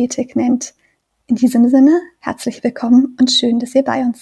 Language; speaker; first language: German; native; German